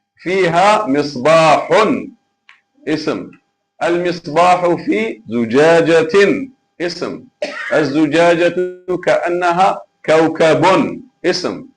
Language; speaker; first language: Arabic; non-native, fluent; Malay